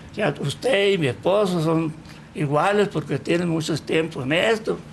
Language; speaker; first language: Spanish; native; Spanish